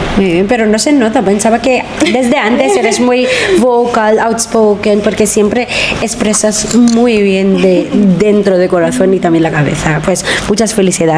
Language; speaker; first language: Spanish; non-native, fluent; Filipino